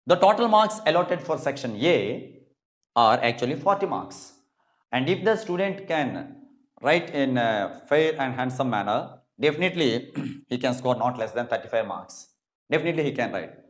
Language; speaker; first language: English; non-native, local second language; Telugu